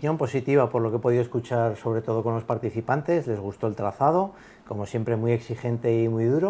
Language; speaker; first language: Spanish; native; Spanish